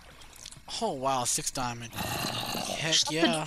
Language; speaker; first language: English; native; English